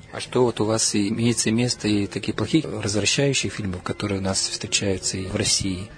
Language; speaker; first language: Russian; native; Russian